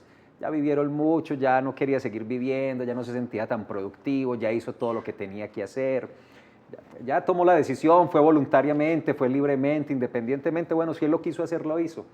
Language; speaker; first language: Spanish; native; Spanish